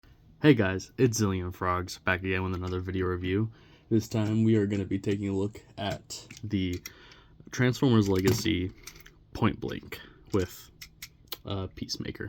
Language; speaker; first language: English; native; English